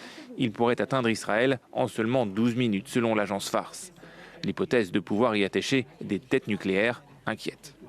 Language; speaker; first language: French; native; French